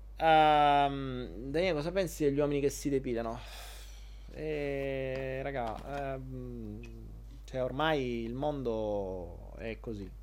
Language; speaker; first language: Italian; native; Italian